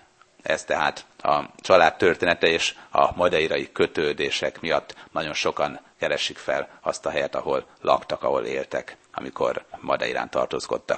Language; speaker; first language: Hungarian; native; Hungarian